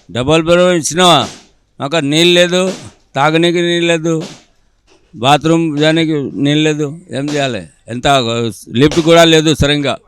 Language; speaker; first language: Telugu; non-native, local second language; Urdu